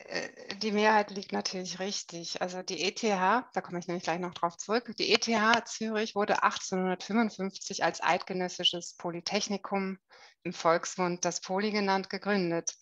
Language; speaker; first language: German; native; German